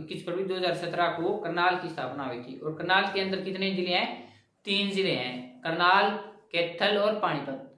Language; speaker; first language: Hindi; native; Hindi